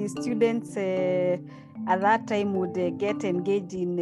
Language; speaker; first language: English; non-native, local second language; Meru